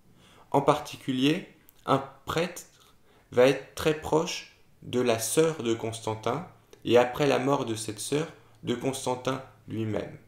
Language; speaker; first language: French; native; French